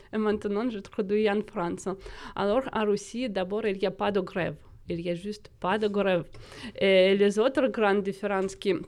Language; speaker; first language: French; non-native, fluent; Russian